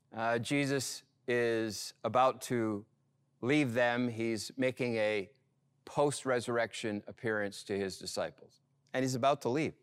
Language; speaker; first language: English; native; English